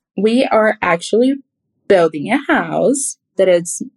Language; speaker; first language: English; non-native, fluent; Portuguese